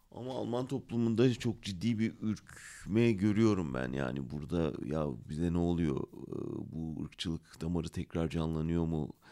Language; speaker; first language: Turkish; native; Turkish